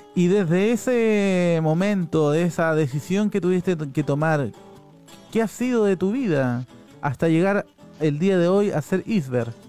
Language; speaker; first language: Spanish; native; Spanish